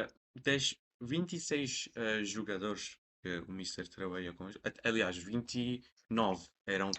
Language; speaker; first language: Portuguese; non-native, fluent; Persian